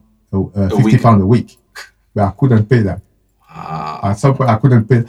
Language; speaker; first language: English; non-native, fluent; French